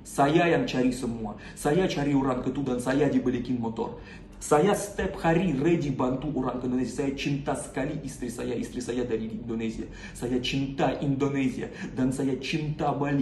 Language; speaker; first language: Indonesian; non-native, learner; Russian